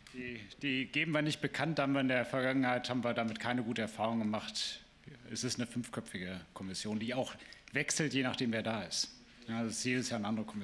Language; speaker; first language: German; native; German